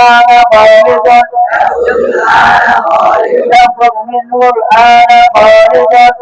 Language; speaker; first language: Arabic; non-native, fluent; Bangla